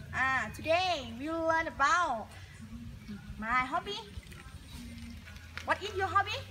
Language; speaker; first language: English; non-native, learner; Thai